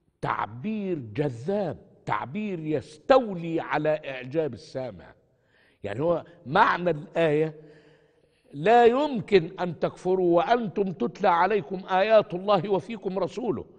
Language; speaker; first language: Arabic; native; Arabic